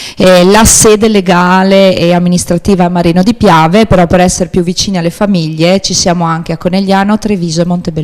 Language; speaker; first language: Italian; native; Italian